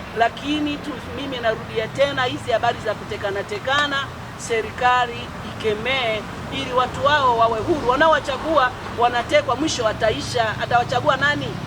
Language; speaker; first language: Swahili; native; Swahili